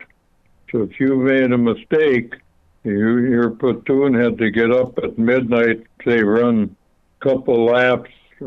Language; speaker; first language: English; native; English